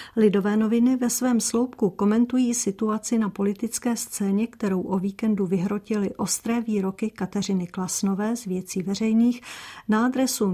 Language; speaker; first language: Czech; native; Czech